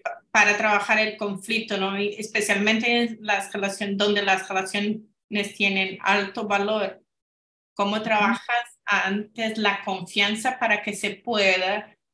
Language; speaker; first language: Spanish; non-native, fluent; Portuguese